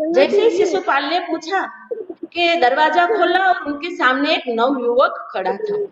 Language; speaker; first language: Hindi; non-native, local second language; Gujarati